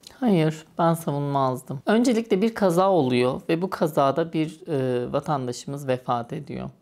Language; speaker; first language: Turkish; native; Turkish